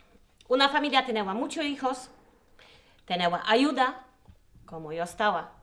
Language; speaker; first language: Spanish; non-native, learner; Polish